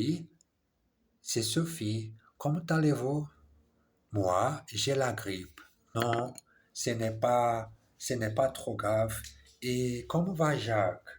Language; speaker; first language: French; non-native, learner; English